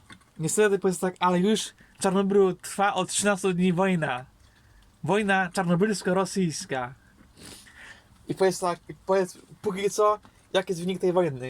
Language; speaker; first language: Polish; native; Polish